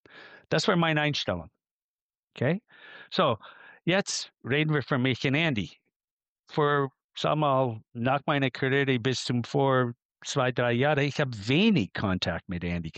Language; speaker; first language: German; non-native, fluent; English